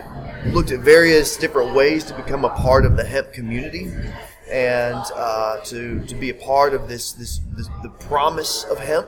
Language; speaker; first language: English; native; English